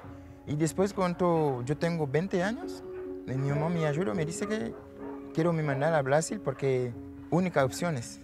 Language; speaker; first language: Spanish; non-native, learner; Haitian Creole